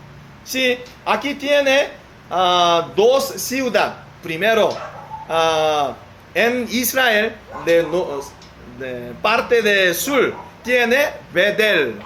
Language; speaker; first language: Spanish; non-native, learner; Korean